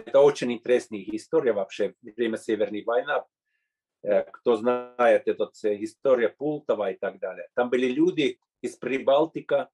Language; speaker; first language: Russian; non-native, fluent; Finnish